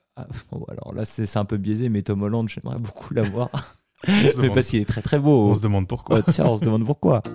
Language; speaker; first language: French; early bilingual, other home language; Arabic